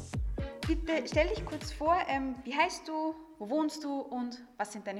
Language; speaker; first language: German; native; German